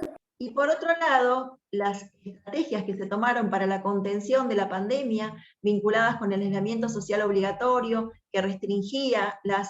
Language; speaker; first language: Spanish; native; Spanish